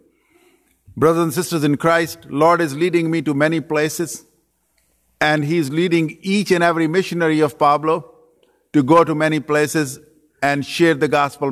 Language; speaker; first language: English; non-native, local second language; Urdu